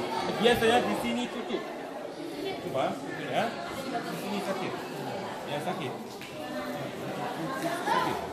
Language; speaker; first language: Indonesian; non-native, learner; Korean